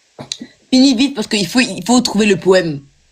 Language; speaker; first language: French; native; French